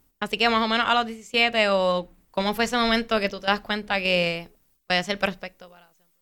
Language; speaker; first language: Spanish; native; Spanish